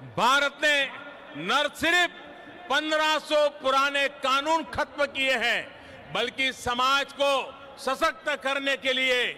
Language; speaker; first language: Hindi; non-native, local second language; Gujarati